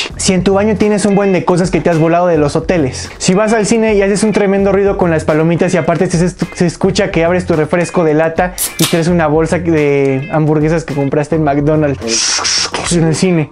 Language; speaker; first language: Spanish; native; Spanish